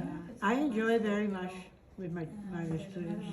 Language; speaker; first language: English; non-native, fluent; Chinese